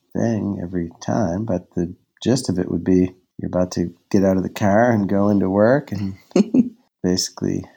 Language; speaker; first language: English; native; English